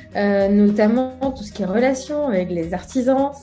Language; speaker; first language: French; native; French